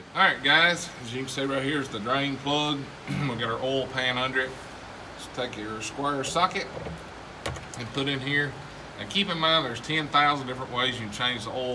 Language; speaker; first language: English; native; English